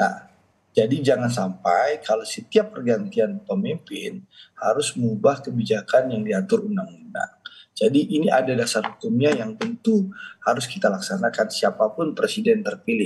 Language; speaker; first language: Indonesian; native; Indonesian